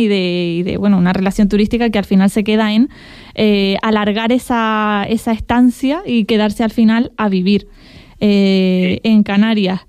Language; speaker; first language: Spanish; native; Spanish